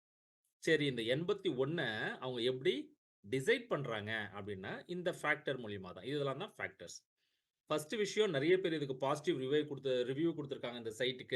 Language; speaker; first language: Tamil; native; Tamil